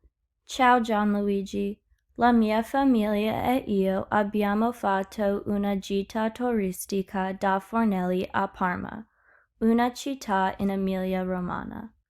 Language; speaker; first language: Italian; non-native, learner; English